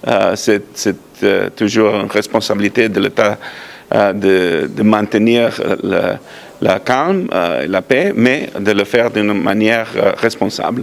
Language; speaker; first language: French; non-native, fluent; English